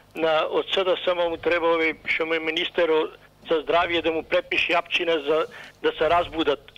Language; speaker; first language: Macedonian; native; Macedonian